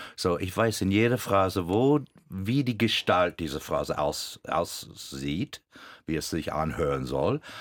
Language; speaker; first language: German; non-native, fluent; English